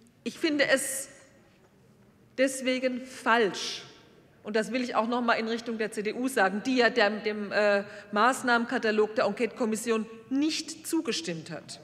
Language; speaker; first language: German; native; German